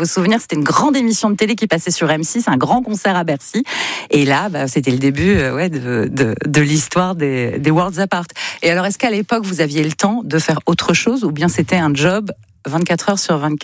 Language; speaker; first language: French; native; French